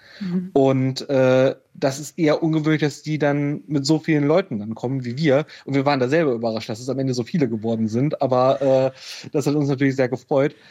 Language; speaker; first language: German; native; German